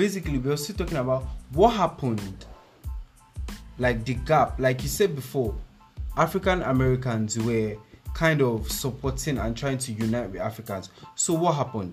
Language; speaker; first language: English; non-native, local second language; Yoruba